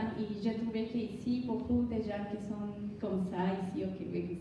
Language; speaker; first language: French; non-native, learner; Spanish